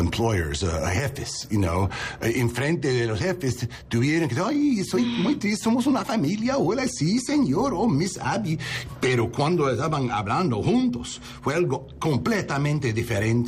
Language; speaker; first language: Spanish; early bilingual, heritage; English